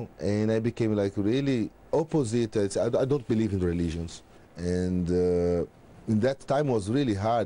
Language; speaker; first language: English; non-native, learner; Portuguese